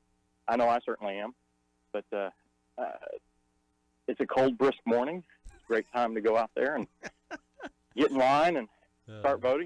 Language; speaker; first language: English; native; English